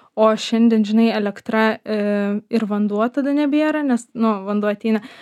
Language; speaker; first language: Lithuanian; native; Lithuanian